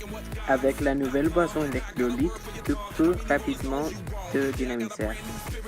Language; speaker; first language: French; non-native, learner; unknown